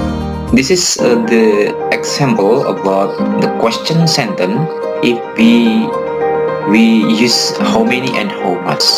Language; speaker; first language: English; non-native, learner; Indonesian